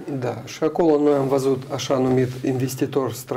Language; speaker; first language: Romanian; non-native, local second language; Russian